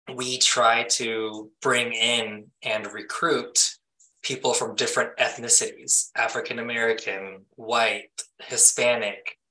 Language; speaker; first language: English; native; English